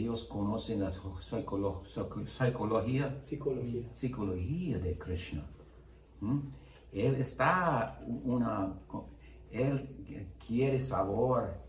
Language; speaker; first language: Spanish; non-native, learner; English